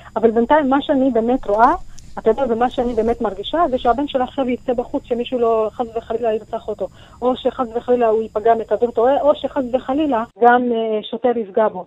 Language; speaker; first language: Hebrew; non-native, local second language; Arabic